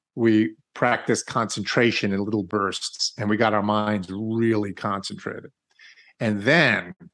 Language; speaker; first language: English; native; English